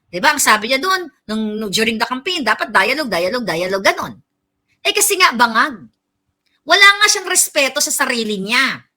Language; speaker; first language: Filipino; non-native, local second language; Cebuano